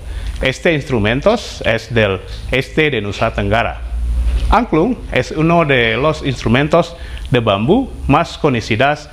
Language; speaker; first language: Spanish; non-native, fluent; Indonesian